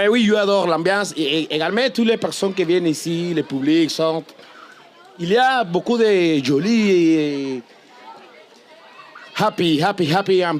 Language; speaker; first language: French; non-native, learner; Spanish